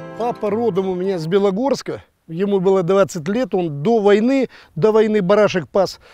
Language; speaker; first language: Russian; non-native, local second language; Crimean Tatar